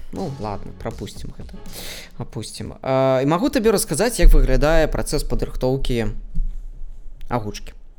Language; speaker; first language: Belarusian; non-native, local second language; Russian